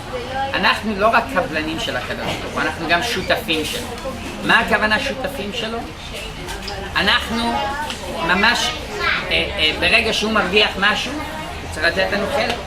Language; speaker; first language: Hebrew; non-native, fluent; English